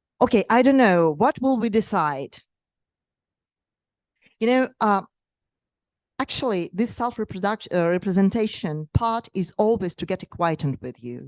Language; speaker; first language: English; non-native, fluent; Russian